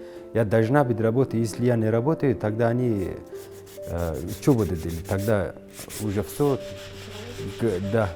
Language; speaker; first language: Russian; non-native, learner; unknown